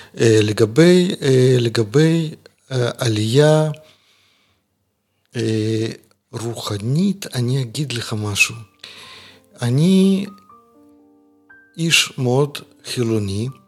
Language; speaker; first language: Hebrew; non-native, fluent; Russian